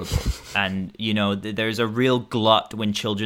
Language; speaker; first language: English; native; English